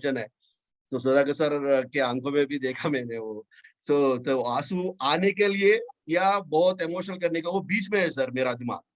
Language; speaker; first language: Hindi; non-native, local second language; Telugu